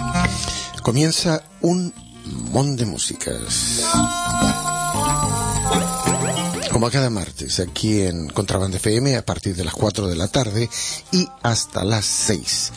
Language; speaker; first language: Spanish; native; Spanish